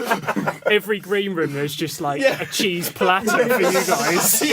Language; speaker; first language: English; native; English